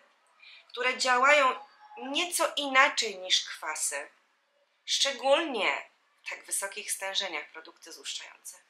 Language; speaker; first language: Polish; native; Polish